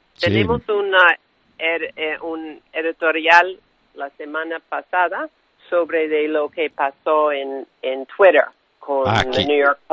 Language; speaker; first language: Spanish; non-native, fluent; English